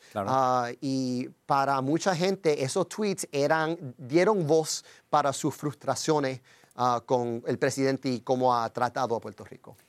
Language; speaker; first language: Spanish; early bilingual, heritage; Spanish